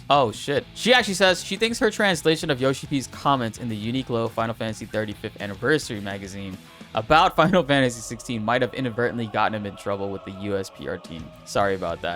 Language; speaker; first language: English; native; English